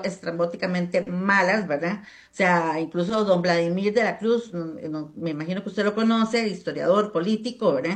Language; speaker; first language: Spanish; native; Spanish